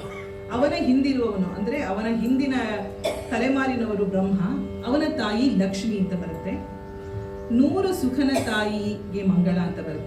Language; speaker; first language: Kannada; native; Kannada